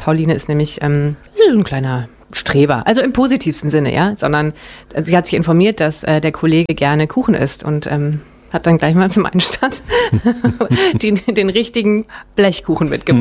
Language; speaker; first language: German; early bilingual, other home language; Japanese